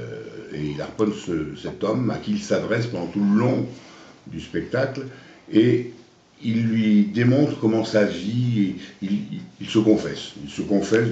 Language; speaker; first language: French; native; French